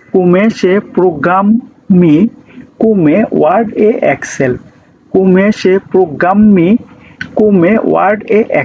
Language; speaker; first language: Italian; non-native, learner; Bangla